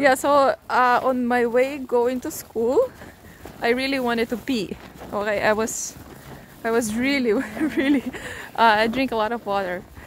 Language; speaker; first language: English; non-native, fluent; Russian